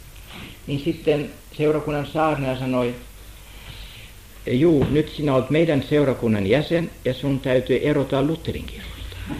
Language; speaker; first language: Finnish; non-native, fluent; German